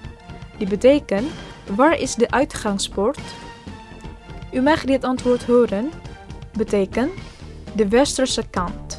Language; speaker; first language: Dutch; non-native, learner; Indonesian